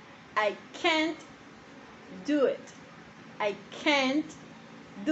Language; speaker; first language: English; non-native, learner; Spanish